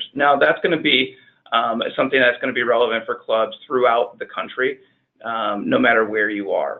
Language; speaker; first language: English; native; English